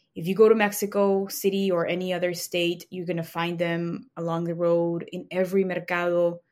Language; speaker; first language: English; non-native, fluent; Spanish